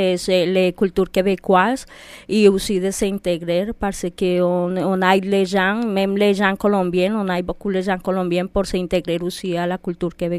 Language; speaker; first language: French; non-native, fluent; Spanish